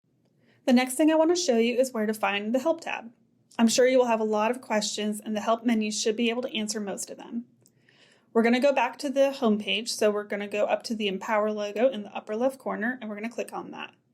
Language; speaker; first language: English; native; English